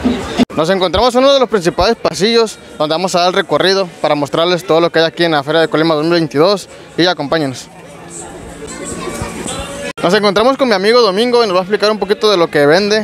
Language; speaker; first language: Spanish; native; Spanish